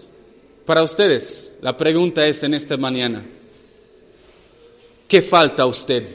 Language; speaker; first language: Spanish; non-native, fluent; English